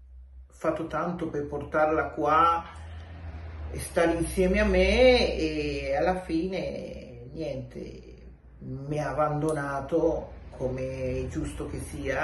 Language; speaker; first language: Italian; non-native, local second language; Spanish